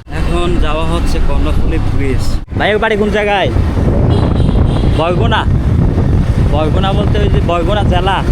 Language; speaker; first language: Bangla; native; Bangla